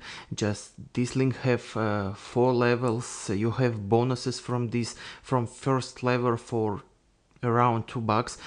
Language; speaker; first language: English; non-native, learner; Russian